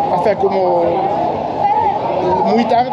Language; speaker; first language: Spanish; non-native, learner; English